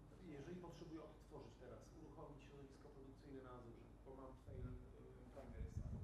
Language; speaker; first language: Polish; native; Polish